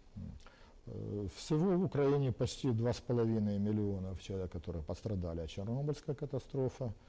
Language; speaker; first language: Russian; native; Russian